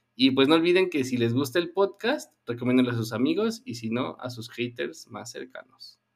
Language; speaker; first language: Spanish; native; Spanish